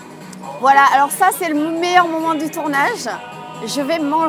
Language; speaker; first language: French; native; French